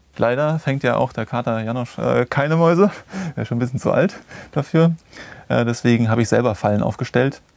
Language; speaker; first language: German; native; German